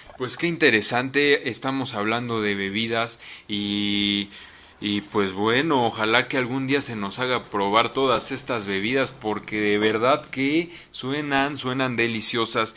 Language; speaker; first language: Spanish; native; Spanish